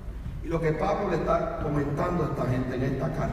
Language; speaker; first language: Spanish; native; Spanish